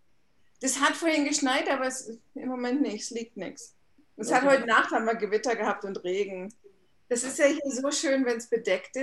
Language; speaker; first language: German; native; German